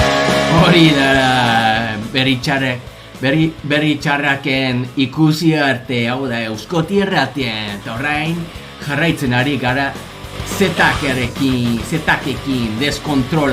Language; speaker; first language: Basque; non-native, learner; English